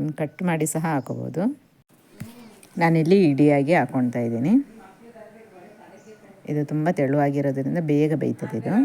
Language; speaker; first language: Kannada; native; Kannada